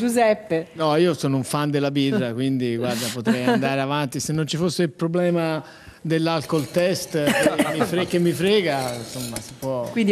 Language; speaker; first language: Italian; native; Italian